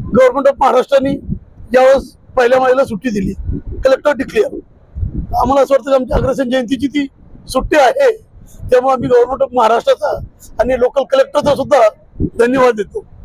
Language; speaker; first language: Marathi; non-native, local second language; Marwari